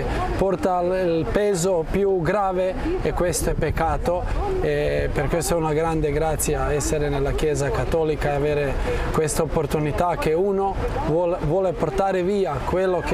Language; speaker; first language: Italian; non-native, fluent; Croatian